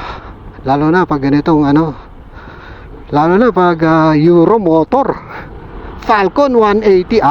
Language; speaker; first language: Filipino; native; Filipino